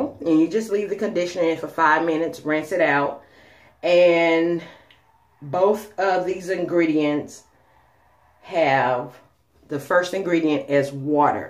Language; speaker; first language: English; native; English